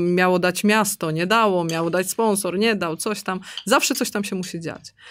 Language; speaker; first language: Polish; native; Polish